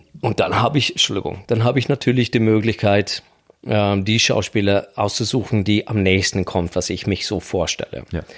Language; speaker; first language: German; non-native, fluent; Swedish